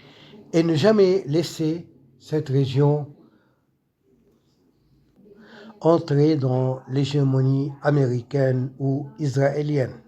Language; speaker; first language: French; non-native, local second language; Arabic